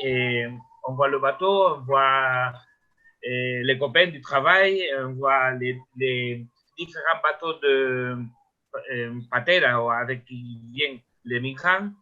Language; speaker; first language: French; non-native, learner; Spanish